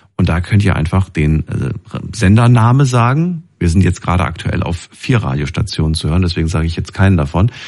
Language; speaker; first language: German; native; German